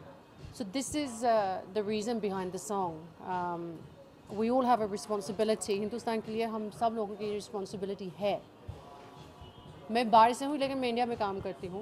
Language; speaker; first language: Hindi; early bilingual, heritage; English